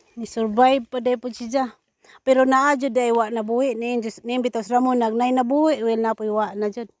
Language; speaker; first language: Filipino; non-native, local second language; Cebuano